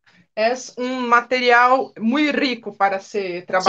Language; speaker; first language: Spanish; non-native, fluent; Portuguese